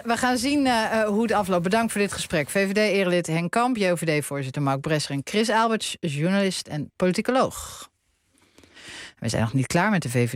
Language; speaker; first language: Dutch; native; Dutch